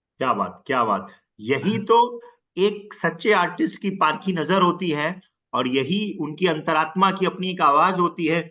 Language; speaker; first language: Hindi; native; Hindi